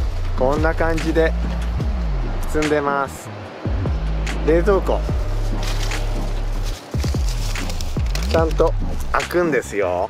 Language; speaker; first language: Japanese; native; Japanese